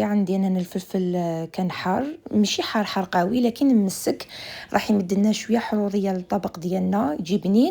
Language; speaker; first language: Arabic; native; Arabic